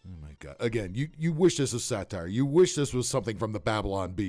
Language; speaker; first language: English; native; English